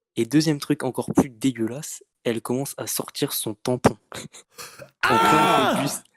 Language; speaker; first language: French; native; French